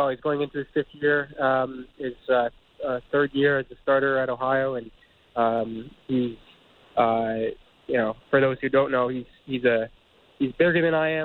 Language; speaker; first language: English; native; English